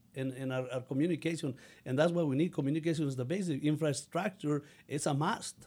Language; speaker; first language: English; non-native, fluent; Spanish